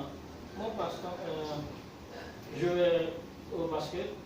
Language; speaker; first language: French; non-native, learner; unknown